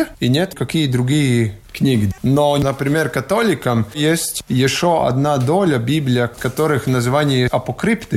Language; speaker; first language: Russian; non-native, local second language; Latvian